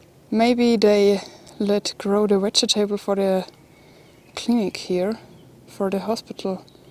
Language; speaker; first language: English; non-native, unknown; German